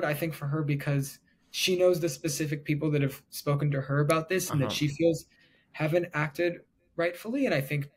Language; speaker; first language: English; native; English